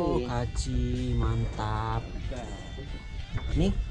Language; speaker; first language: Malay; native; Malay